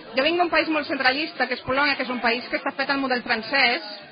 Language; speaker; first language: Catalan; non-native, fluent; Polish